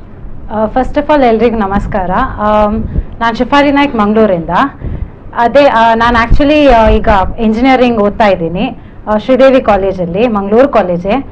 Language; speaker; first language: Kannada; non-native, local second language; Tulu